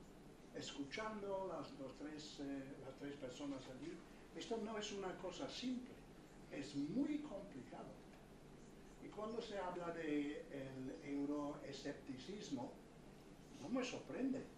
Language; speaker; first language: Spanish; non-native, fluent; English